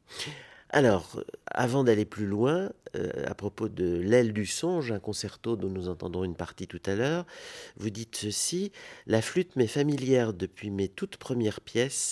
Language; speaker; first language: French; native; French